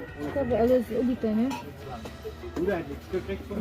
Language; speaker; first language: German; non-native, fluent; Polish